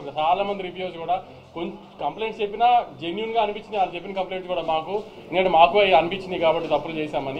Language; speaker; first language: Telugu; native; Telugu